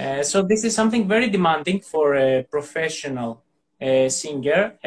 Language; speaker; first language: English; non-native, fluent; Greek